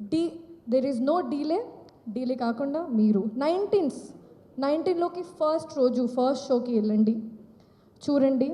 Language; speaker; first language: Telugu; non-native, local second language; Hindi